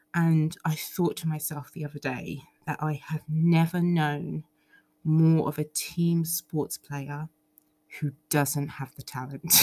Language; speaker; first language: English; native; English